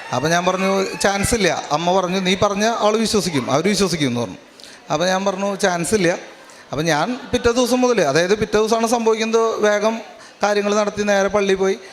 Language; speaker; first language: Malayalam; native; Malayalam